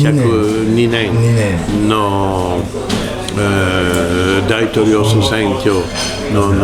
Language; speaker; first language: Japanese; non-native, learner; French